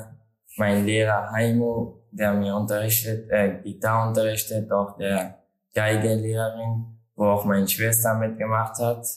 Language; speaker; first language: German; non-native, learner; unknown